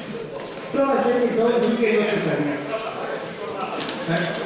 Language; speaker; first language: Polish; native; Polish